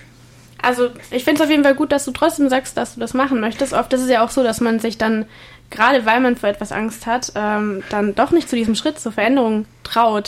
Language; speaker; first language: German; native; German